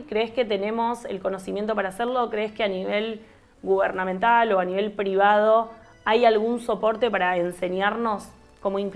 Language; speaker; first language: Spanish; native; Spanish